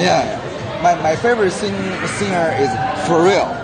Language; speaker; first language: English; non-native, learner; Korean